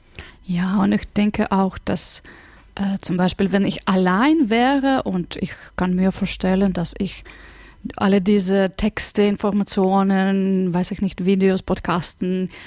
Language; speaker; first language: German; non-native, fluent; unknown